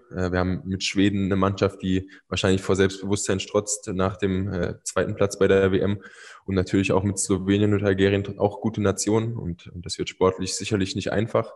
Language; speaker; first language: German; native; German